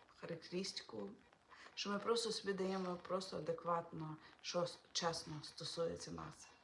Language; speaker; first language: Ukrainian; non-native, local second language; Russian